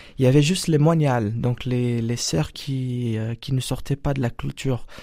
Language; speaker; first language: French; non-native, fluent; Portuguese